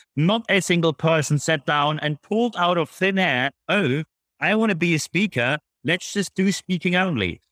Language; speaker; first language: English; non-native, fluent; German